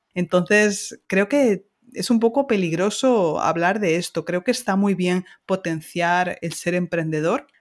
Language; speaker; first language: Spanish; native; Spanish